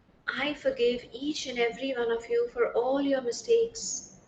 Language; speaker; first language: English; non-native, local second language; Hindi